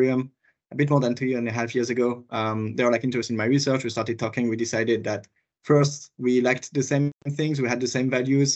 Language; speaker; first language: English; non-native, fluent; French